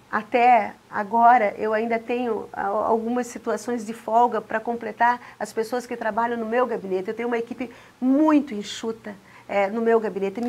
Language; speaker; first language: Portuguese; native; Portuguese